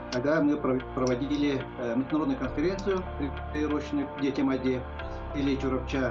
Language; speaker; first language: Russian; non-native, local second language; Yakut